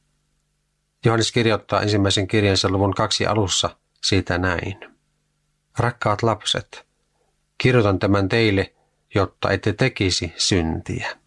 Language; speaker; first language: Finnish; native; Finnish